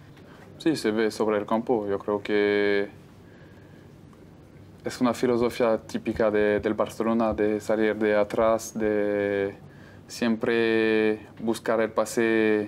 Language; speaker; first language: Spanish; non-native, fluent; French